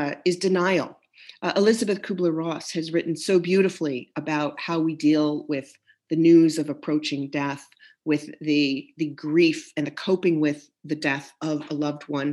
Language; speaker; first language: English; native; English